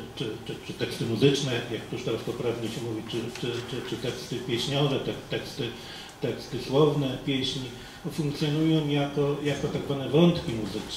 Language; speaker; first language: Polish; native; Polish